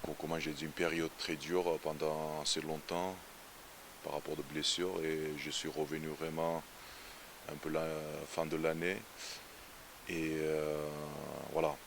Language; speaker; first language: French; non-native, fluent; Georgian